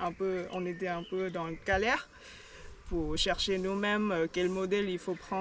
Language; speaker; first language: French; non-native, learner; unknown